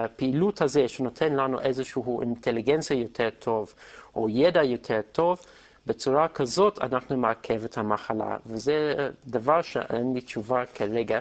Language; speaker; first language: Hebrew; non-native, fluent; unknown